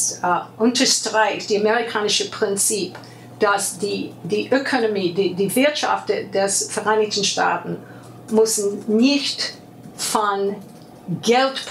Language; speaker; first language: German; non-native, fluent; English